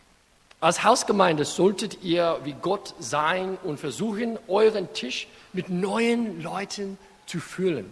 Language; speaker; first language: German; non-native, fluent; English